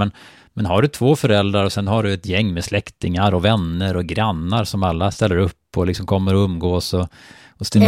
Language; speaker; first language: Swedish; native; Swedish